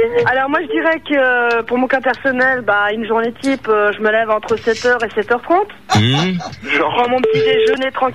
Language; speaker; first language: French; native; French